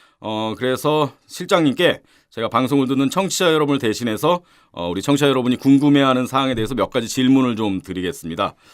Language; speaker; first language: Korean; native; Korean